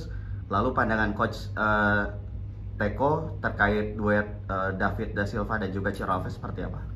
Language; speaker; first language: Indonesian; native; Indonesian